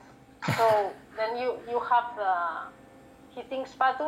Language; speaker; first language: English; non-native, fluent; Catalan